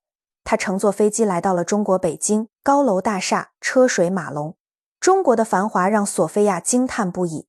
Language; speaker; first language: Chinese; native; Chinese